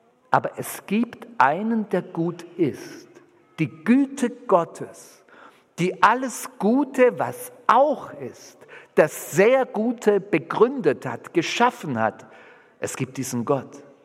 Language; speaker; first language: German; native; German